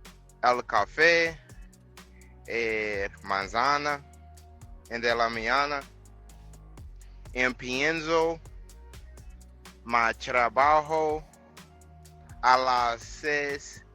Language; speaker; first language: Spanish; non-native, learner; English